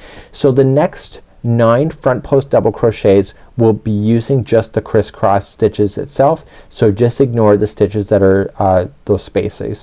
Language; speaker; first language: English; native; English